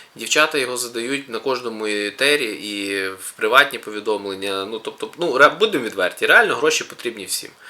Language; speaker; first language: Ukrainian; native; Ukrainian